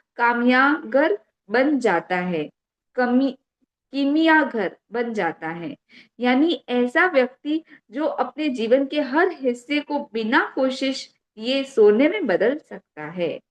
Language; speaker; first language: Hindi; native; Hindi